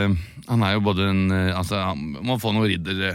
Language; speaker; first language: Norwegian; native; Norwegian